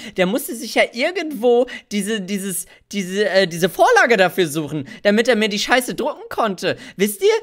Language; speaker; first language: German; early bilingual, other home language; Hungarian